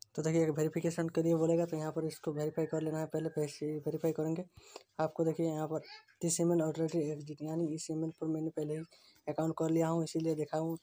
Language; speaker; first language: Hindi; native; Hindi